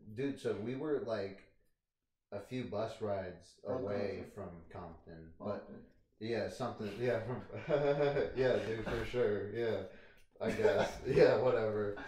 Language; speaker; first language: English; native; English